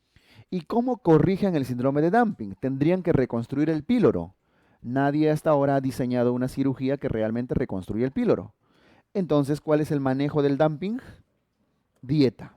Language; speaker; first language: Spanish; native; Spanish